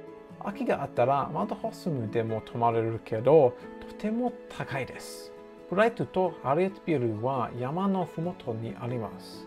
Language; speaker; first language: Japanese; non-native, learner; English